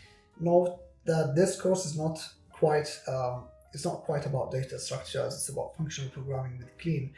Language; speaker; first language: English; non-native, fluent; Arabic